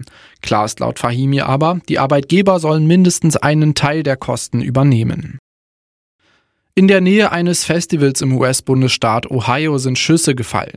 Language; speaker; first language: German; native; German